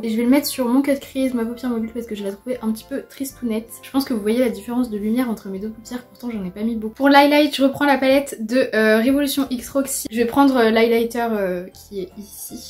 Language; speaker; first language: French; native; French